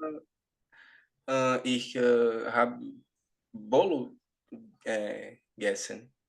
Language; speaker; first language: German; non-native, learner; Portuguese